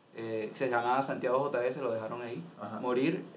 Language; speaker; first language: Spanish; native; Spanish